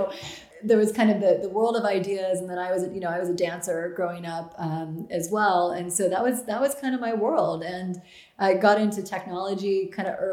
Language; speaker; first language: English; native; English